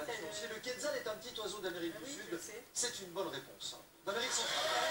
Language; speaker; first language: French; native; French